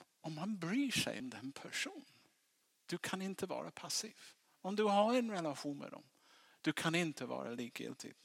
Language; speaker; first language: Swedish; non-native, fluent; English